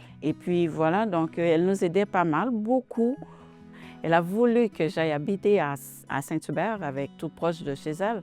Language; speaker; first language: French; non-native, local second language; Haitian Creole